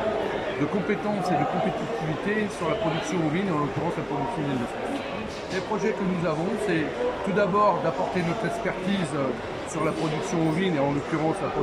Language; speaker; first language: French; native; French